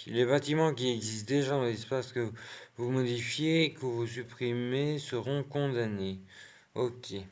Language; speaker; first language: French; native; French